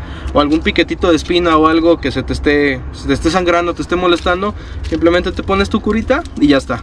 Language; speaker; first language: Spanish; native; Spanish